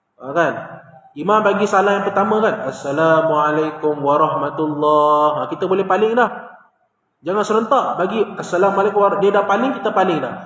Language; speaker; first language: Malay; native; Malay